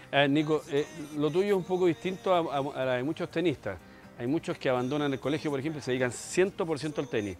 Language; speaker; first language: Spanish; native; Spanish